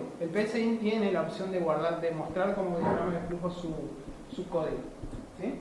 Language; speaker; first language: Spanish; native; Spanish